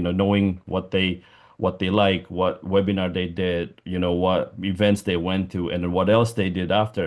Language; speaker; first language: English; non-native, fluent; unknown